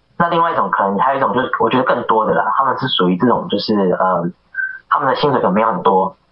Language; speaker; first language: Chinese; native; Chinese